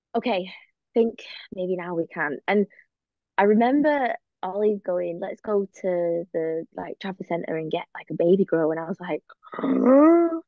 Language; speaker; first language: English; native; English